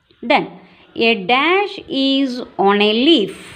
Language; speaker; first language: English; non-native, local second language; Malayalam